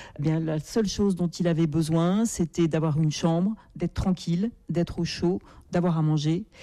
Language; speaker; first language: French; native; French